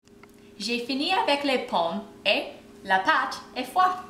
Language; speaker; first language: French; non-native, learner; English